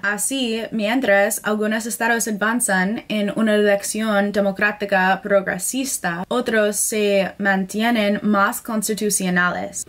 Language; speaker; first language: Spanish; non-native, fluent; English